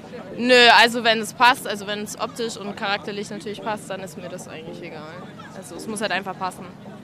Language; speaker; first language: German; native; German